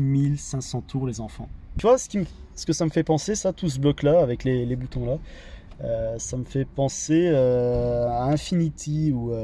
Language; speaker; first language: French; native; French